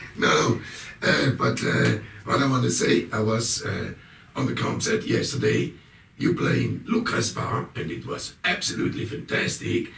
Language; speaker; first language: English; non-native, learner; German